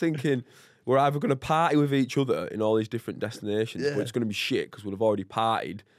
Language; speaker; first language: English; native; English